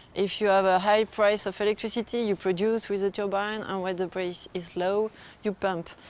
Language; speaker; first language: English; non-native, fluent; French